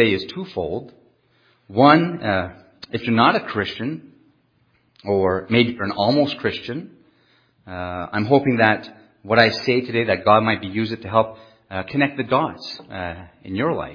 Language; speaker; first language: English; non-native, fluent; French